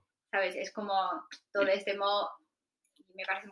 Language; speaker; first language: Spanish; non-native, fluent; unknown